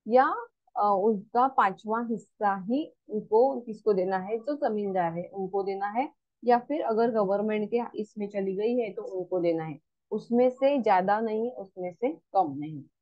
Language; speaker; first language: Hindi; non-native, local second language; Marathi